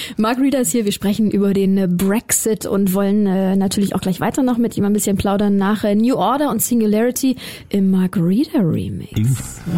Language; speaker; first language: German; native; German